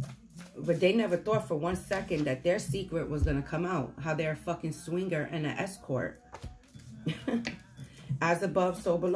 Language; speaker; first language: English; native; English